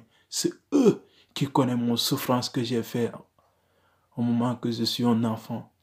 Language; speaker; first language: French; non-native, learner; Wolof